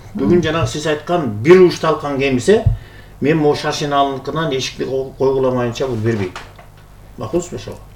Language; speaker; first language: Kyrgyz; native; Kyrgyz